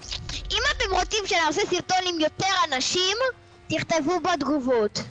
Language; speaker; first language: Hebrew; native; Hebrew